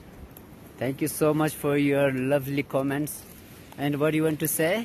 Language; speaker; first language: English; non-native, local second language; Ladakhi